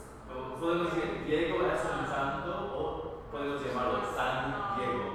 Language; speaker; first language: Spanish; non-native, fluent; English